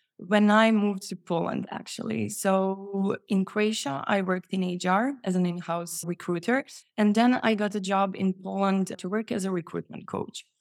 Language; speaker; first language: English; non-native, fluent; Croatian